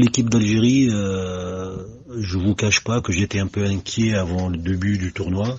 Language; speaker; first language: French; non-native, local second language; Arabic